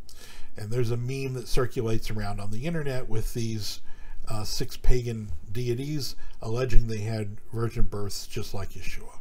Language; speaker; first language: English; native; English